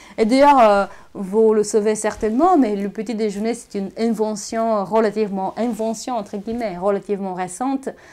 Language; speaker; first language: French; non-native, fluent; Bulgarian